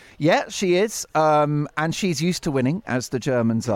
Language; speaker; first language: English; native; English